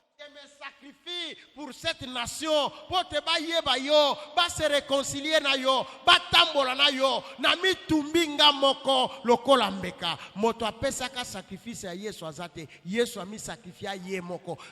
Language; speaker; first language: Lingala; non-native, local second language; Luba-Lulua